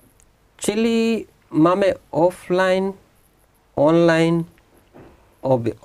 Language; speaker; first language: Polish; non-native, fluent; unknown